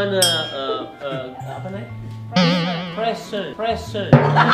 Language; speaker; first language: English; non-native, learner; Indonesian